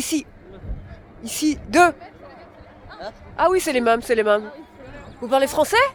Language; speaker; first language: French; native; French